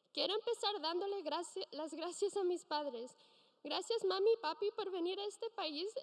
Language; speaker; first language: Spanish; early bilingual, heritage; Spanish